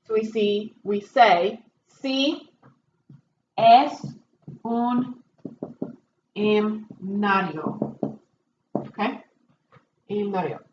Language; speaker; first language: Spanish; non-native, fluent; English